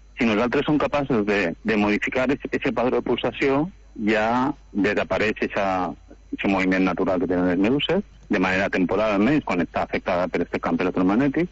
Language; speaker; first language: Catalan; non-native, local second language; Spanish